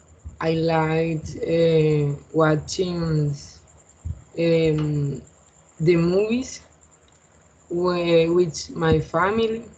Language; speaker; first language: English; non-native, learner; Spanish